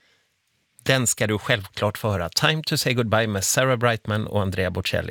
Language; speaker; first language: Swedish; native; Swedish